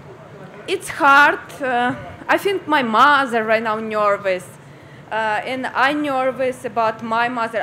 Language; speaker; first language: English; non-native, learner; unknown